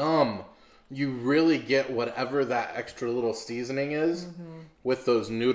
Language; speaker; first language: English; native; English